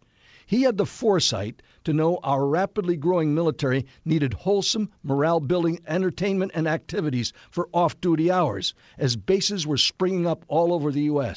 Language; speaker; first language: English; native; English